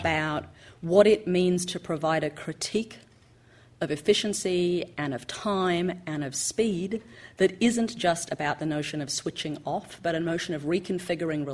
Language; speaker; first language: English; native; English